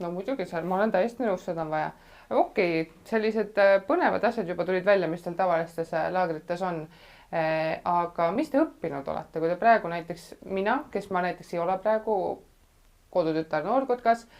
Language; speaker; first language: Estonian; native; Estonian